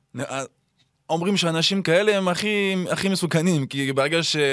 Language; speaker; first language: Hebrew; non-native, fluent; French